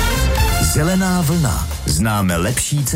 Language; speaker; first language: Czech; native; Czech